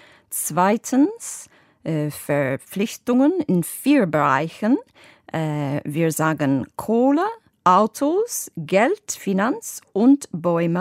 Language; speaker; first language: German; non-native, fluent; English